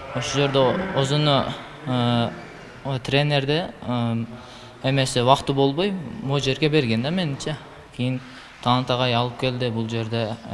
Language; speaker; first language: Kyrgyz; non-native, local second language; Uzbek